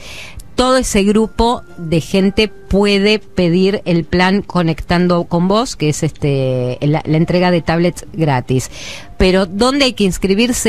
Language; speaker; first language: Spanish; native; Spanish